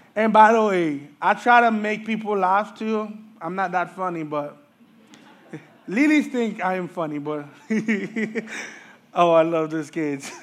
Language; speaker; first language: English; early bilingual, other home language; Haitian Creole